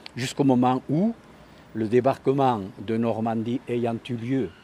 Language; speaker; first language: French; native; French